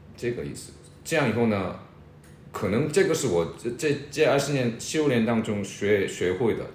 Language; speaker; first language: Chinese; non-native, fluent; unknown